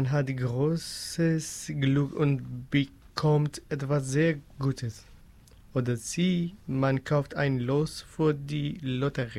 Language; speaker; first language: German; non-native, learner; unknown